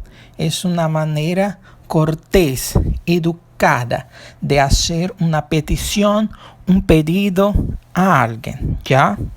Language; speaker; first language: Spanish; non-native, fluent; Portuguese